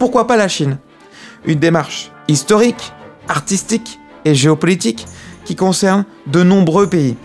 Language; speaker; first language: French; native; French